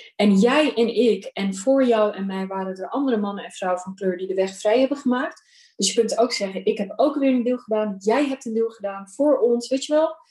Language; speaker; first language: Dutch; early bilingual, other home language; Urdu